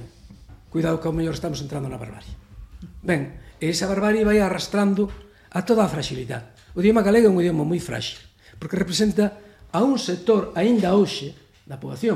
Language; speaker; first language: Galician; native; Galician